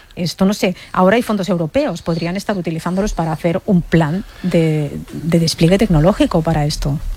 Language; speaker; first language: Spanish; native; Spanish